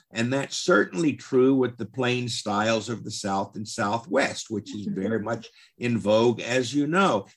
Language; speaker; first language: English; native; English